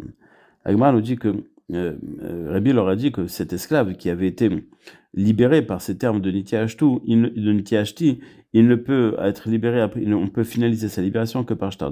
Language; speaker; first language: French; native; French